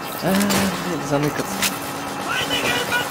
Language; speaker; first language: Russian; native; Russian